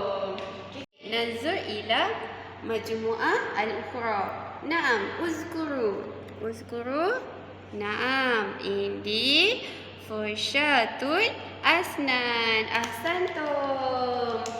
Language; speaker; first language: Arabic; non-native, learner; Malay